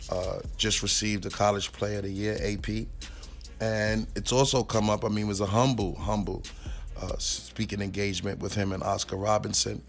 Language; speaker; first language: English; native; English